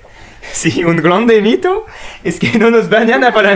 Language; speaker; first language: Spanish; non-native, learner; French